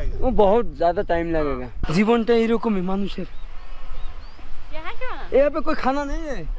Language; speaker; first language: Hindi; non-native, learner; Bangla